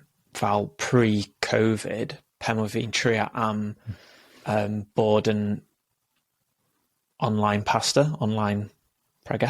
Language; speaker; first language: Welsh; non-native, local second language; English